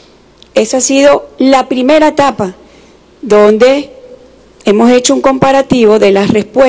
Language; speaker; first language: Spanish; native; Spanish